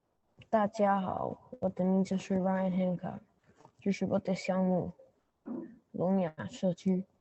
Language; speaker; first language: Chinese; non-native, learner; English